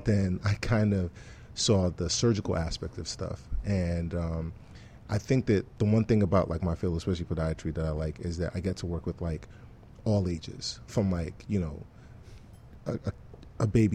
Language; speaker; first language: English; non-native, local second language; Yoruba